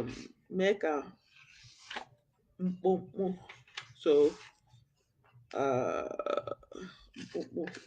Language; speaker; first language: Igbo; non-native, learner; English